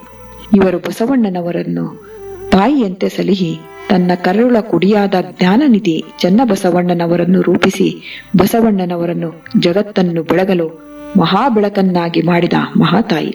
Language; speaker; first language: Kannada; native; Kannada